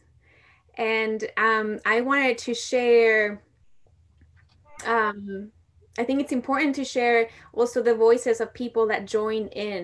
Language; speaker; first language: English; non-native, fluent; Spanish